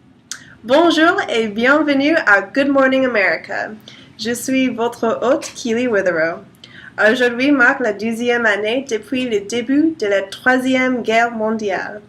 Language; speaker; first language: French; non-native, learner; English